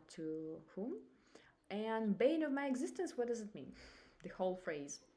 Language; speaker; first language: English; non-native, fluent; Russian